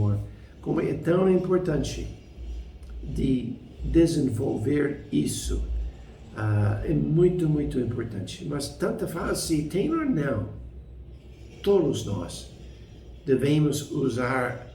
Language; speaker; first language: Portuguese; non-native, fluent; English